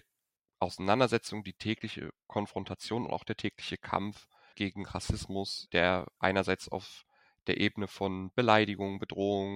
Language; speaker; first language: German; native; German